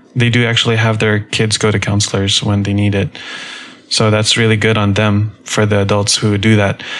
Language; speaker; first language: English; native; English